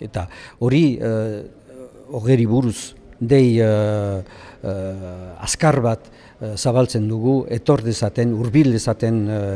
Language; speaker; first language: Basque; native; Basque